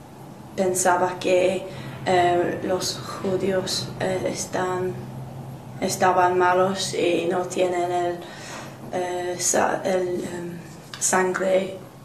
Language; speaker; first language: Spanish; non-native, learner; English